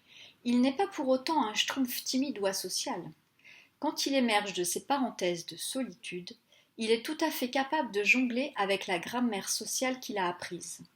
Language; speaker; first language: French; native; French